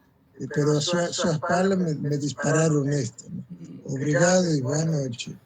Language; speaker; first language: Portuguese; non-native, fluent; Spanish